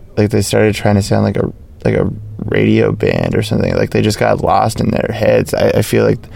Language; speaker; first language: English; native; English